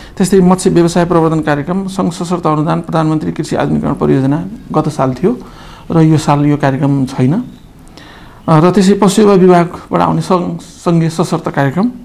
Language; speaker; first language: Nepali; native; Nepali